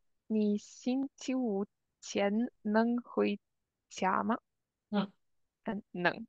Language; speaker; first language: Chinese; non-native, learner; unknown